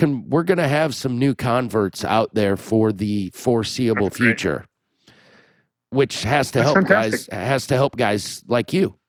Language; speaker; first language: English; native; English